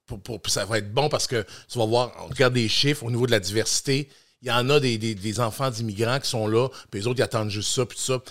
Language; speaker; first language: French; native; French